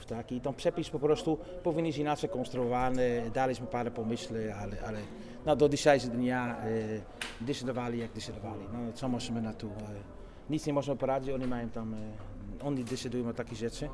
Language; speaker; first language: Polish; non-native, fluent; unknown